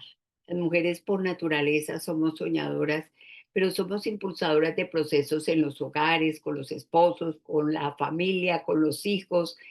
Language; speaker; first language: Spanish; native; Spanish